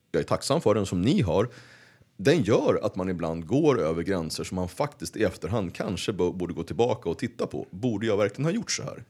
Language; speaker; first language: Swedish; native; Swedish